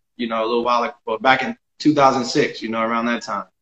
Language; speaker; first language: English; native; English